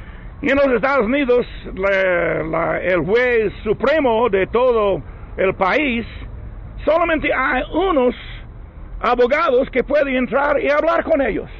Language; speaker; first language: Spanish; non-native, learner; English